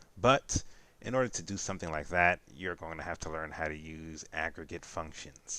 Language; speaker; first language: English; native; English